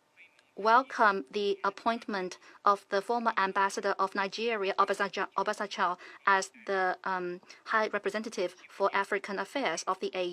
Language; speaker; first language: English; non-native, fluent; Chinese